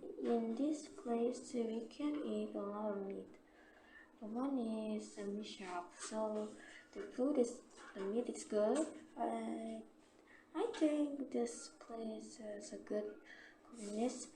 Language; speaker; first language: English; non-native, learner; Korean